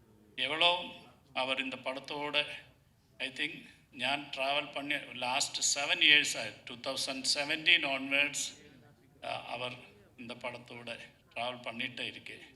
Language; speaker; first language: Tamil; non-native, learner; Malayalam